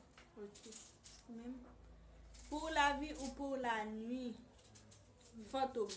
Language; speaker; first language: French; non-native, learner; Haitian Creole